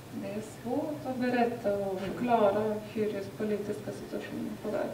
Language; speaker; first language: Swedish; non-native, fluent; Lithuanian